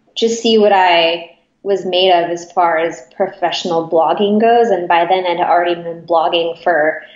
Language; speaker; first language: English; native; English